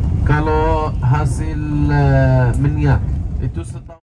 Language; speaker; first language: Indonesian; non-native, fluent; Arabic